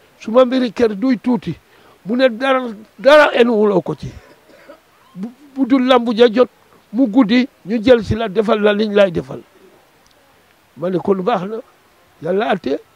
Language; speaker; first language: Wolof; non-native, local second language; Serer